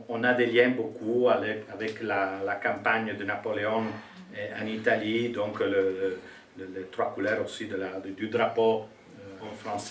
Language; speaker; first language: French; non-native, fluent; Italian